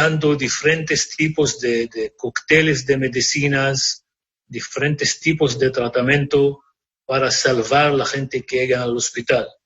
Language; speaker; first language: Spanish; non-native, fluent; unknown